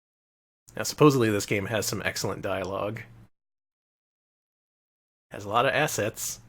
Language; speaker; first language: English; native; English